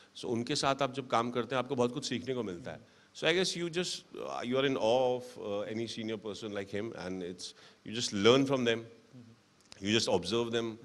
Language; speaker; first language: Hindi; native; Hindi